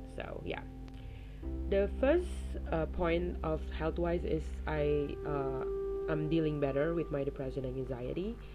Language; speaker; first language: English; non-native, fluent; Indonesian